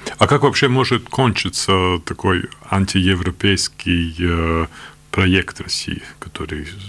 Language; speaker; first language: Russian; non-native, local second language; Latvian